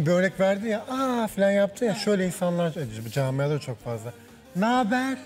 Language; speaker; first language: Turkish; native; Turkish